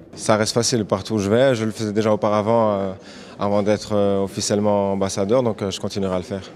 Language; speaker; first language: French; native; French